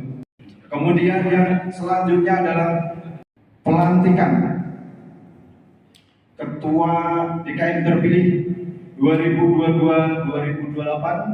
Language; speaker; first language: Indonesian; native; Indonesian